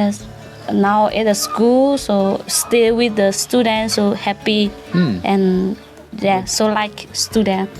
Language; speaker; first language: English; non-native, learner; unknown